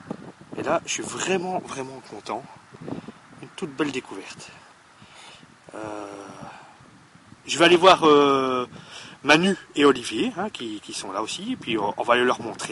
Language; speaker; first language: French; native; French